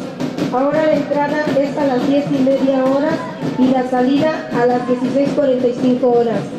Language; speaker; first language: Spanish; native; Spanish